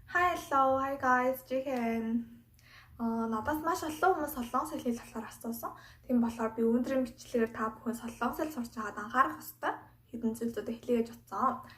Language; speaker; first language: Mongolian; non-native, fluent; Korean